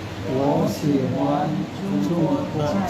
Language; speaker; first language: Chinese; non-native, learner; Indonesian